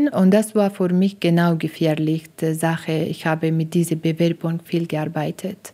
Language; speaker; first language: German; non-native, learner; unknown